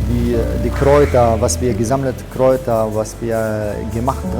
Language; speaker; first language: German; non-native, learner; Arabic